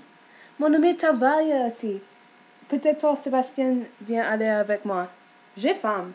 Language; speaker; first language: French; non-native, learner; English